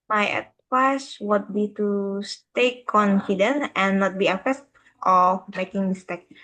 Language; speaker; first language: English; non-native, learner; Indonesian